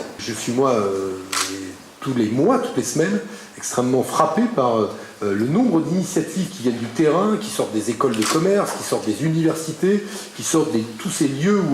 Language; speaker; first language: French; native; French